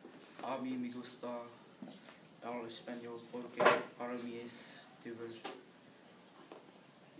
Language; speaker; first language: Spanish; non-native, learner; English